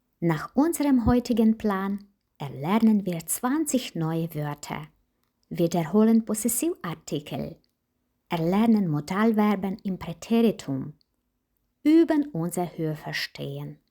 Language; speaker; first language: German; non-native, fluent; Ukrainian